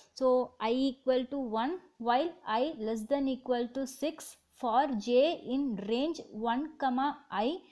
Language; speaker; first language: English; non-native, local second language; Tamil